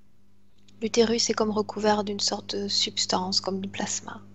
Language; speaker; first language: French; native; French